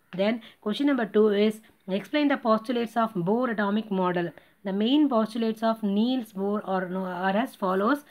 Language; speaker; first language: English; non-native, local second language; Tamil